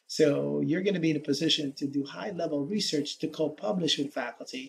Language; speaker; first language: English; native; English